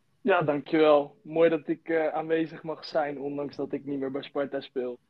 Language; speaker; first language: Dutch; native; Dutch